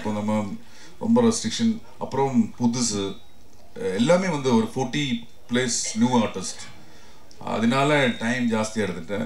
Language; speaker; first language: Tamil; non-native, learner; Malayalam